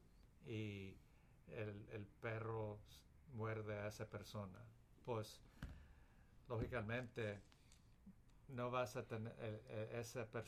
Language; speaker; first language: Spanish; early bilingual, heritage; Spanish